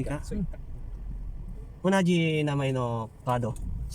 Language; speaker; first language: Japanese; non-native, learner; Filipino